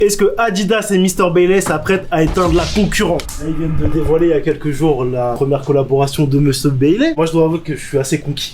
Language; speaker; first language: French; native; French